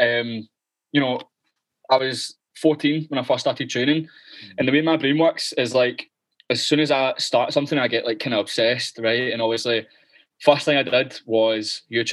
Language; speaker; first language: English; native; English